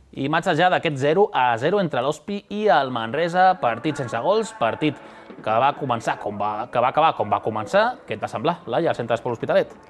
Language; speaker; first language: Catalan; native; Catalan